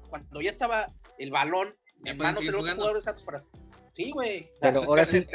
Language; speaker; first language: Spanish; native; Spanish